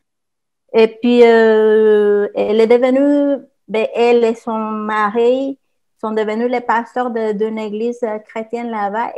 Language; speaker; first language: French; non-native, fluent; Spanish